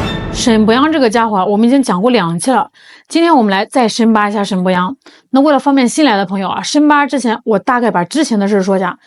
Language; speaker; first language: Chinese; native; Chinese